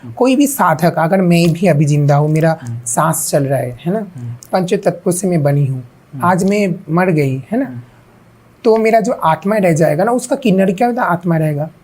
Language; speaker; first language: Hindi; non-native, local second language; Bangla